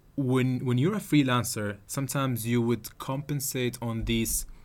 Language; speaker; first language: English; non-native, fluent; Arabic